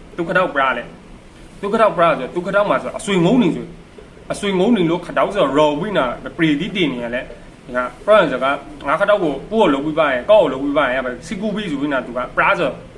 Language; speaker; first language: Burmese; native; Burmese